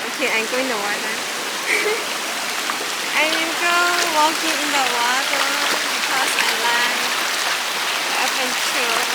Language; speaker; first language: English; non-native, learner; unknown